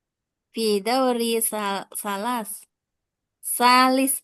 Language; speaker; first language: Arabic; non-native, learner; Indonesian